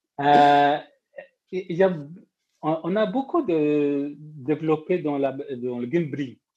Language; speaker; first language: French; non-native, local second language; Arabic